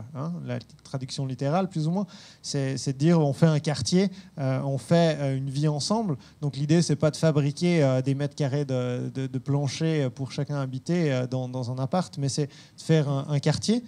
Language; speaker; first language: French; native; French